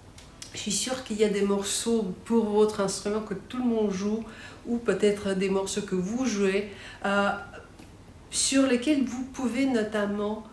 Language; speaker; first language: French; non-native, fluent; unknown